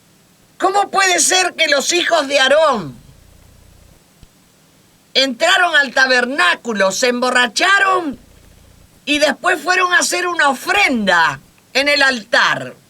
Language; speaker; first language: Spanish; native; Spanish